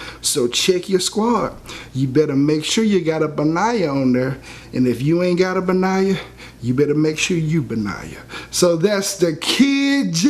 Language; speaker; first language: English; native; English